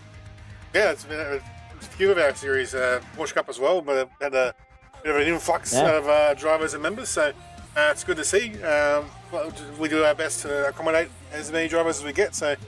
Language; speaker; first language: English; native; English